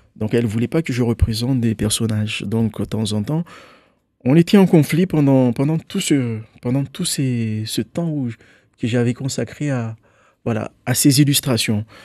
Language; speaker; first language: French; non-native, local second language; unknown